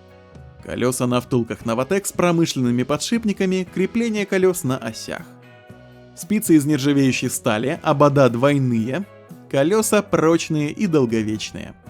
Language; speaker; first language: Russian; native; Russian